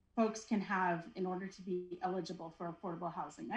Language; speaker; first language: English; native; English